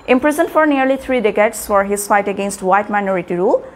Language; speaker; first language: English; non-native, local second language; Bangla